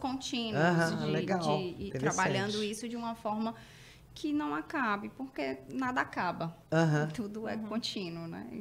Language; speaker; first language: Portuguese; native; Portuguese